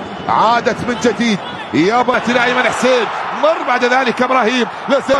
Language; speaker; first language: Arabic; native; Arabic